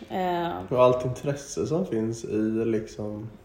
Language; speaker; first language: Swedish; native; Swedish